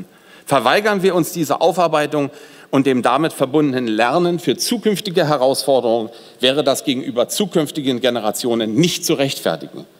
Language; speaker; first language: German; native; German